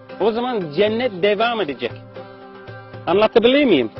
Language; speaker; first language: Turkish; non-native, fluent; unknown